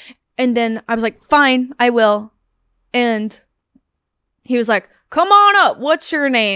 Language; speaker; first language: English; native; English